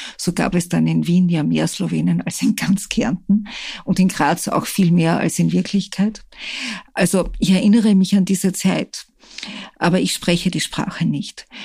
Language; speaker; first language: German; native; German